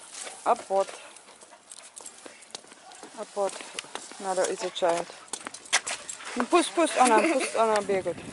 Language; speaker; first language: Russian; non-native, fluent; German